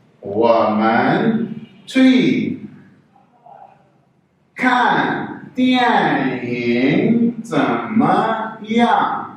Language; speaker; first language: Chinese; non-native, fluent; Urdu